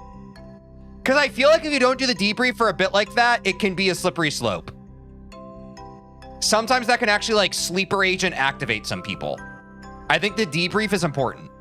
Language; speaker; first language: English; native; English